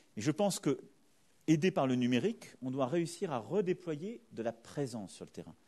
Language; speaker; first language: French; native; French